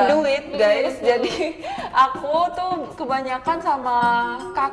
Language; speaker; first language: Indonesian; early bilingual, other home language; Korean